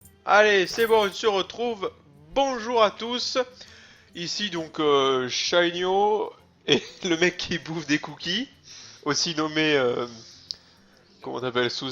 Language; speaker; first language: French; native; French